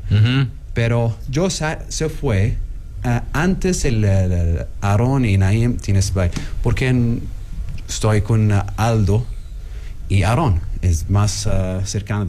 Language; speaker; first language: Spanish; non-native, learner; Arabic